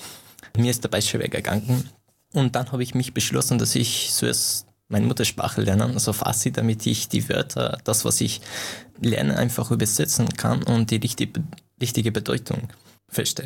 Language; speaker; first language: German; non-native, fluent; Persian